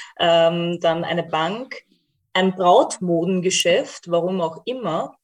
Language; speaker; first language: German; native; German